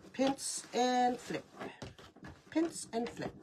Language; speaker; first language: English; native; English